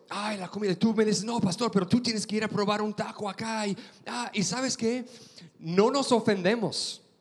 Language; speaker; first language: Spanish; non-native, fluent; English